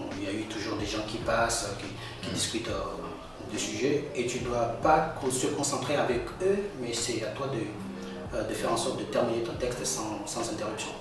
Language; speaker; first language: French; non-native, local second language; Comorian